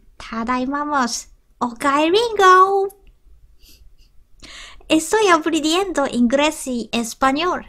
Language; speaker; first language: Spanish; non-native, learner; Japanese